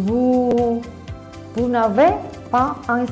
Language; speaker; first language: French; non-native, learner; Spanish